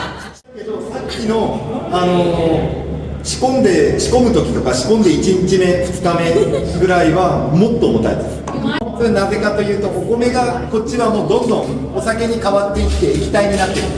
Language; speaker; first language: Japanese; native; Japanese